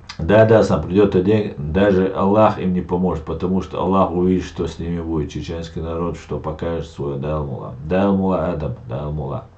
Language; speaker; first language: Russian; non-native, local second language; Chechen